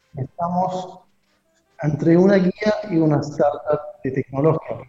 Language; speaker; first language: Spanish; non-native, fluent; French